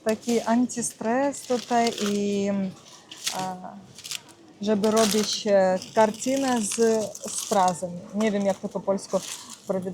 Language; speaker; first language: Polish; non-native, learner; Russian